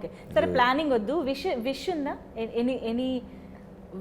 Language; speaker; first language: Telugu; native; Telugu